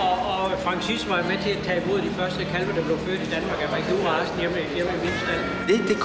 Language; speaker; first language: Danish; native; Danish